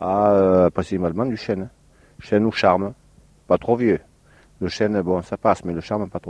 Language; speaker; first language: French; native; French